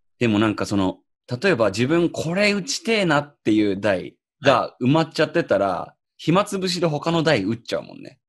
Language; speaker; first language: Japanese; native; Japanese